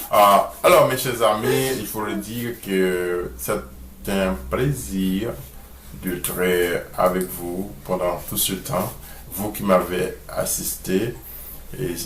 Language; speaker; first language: French; non-native, local second language; Haitian Creole